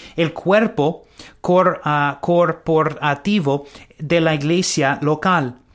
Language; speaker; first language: Spanish; non-native, learner; English